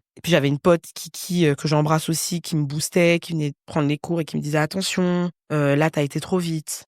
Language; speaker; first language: French; native; French